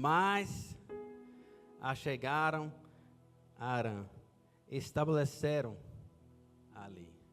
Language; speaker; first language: Portuguese; non-native, fluent; English